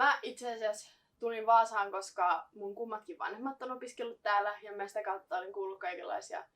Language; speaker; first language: Finnish; native; Finnish